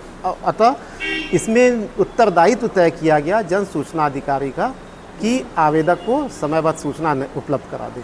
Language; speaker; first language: Hindi; native; Hindi